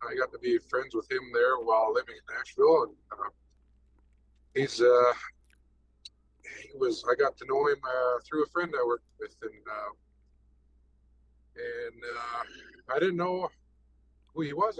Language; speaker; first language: English; native; English